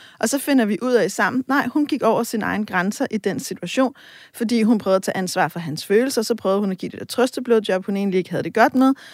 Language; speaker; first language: Danish; native; Danish